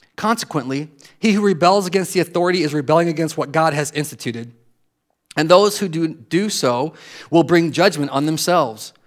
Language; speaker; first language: English; native; English